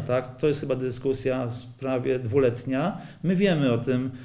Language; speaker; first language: Polish; native; Polish